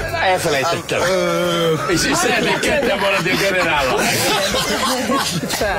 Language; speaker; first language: Hungarian; non-native, learner; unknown